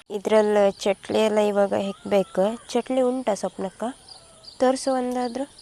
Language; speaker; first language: Kannada; non-native, local second language; Konkani